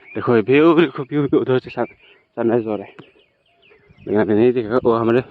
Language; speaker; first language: Hindi; non-native, local second language; Assamese